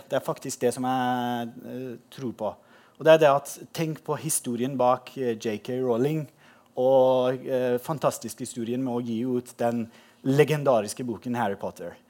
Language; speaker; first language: Norwegian; non-native, fluent; Persian